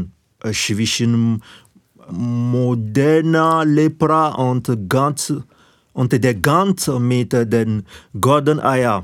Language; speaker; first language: German; non-native, fluent; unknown